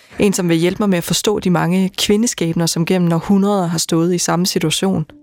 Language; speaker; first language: Danish; native; Danish